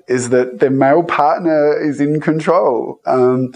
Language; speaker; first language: English; native; English